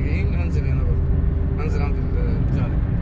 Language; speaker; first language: Arabic; native; Arabic